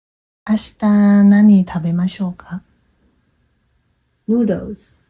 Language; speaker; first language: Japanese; non-native, learner; English